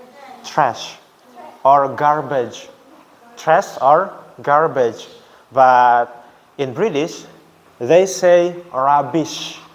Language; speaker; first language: English; non-native, learner; Indonesian